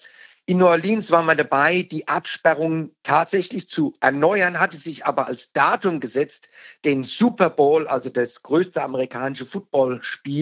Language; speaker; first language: German; native; German